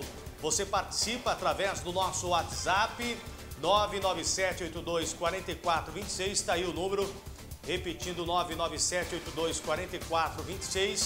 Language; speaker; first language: Portuguese; native; Portuguese